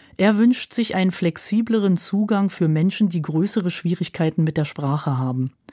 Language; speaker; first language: German; native; German